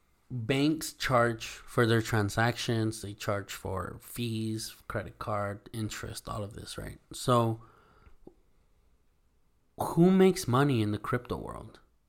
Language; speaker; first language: English; early bilingual, other home language; Spanish